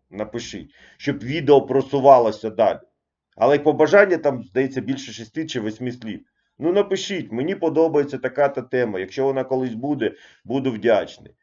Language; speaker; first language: Ukrainian; non-native, local second language; Russian